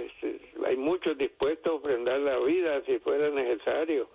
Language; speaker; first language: Spanish; native; Spanish